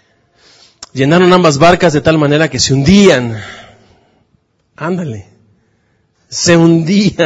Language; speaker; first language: Spanish; native; Spanish